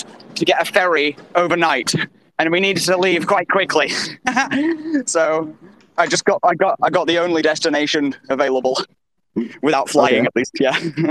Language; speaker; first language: English; native; English